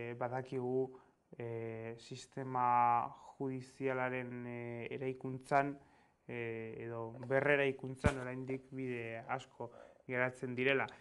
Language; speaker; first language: Basque; non-native, local second language; Spanish